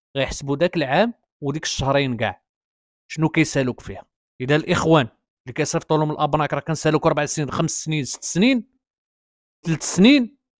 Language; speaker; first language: Arabic; native; Arabic